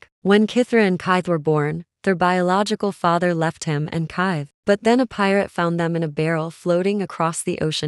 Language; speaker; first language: English; native; English